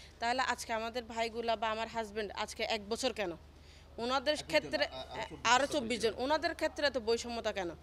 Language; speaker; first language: Bangla; native; Bangla